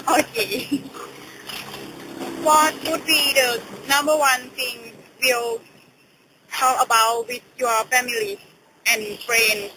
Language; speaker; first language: English; non-native, learner; Thai